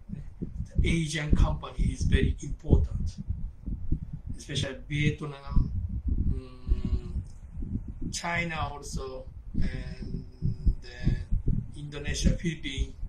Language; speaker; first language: English; non-native, learner; Japanese